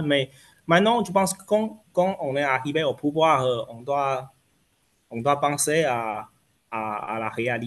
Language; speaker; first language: French; non-native, fluent; Chinese